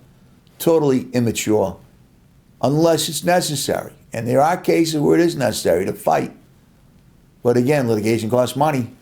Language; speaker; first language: English; native; English